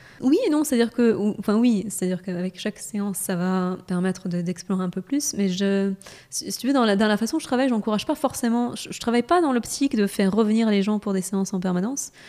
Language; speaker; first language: French; non-native, fluent; Russian